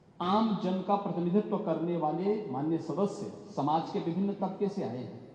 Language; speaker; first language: Hindi; native; Hindi